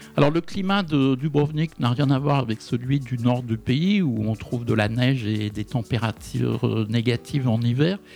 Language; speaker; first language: French; native; French